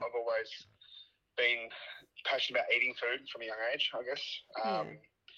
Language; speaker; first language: English; native; English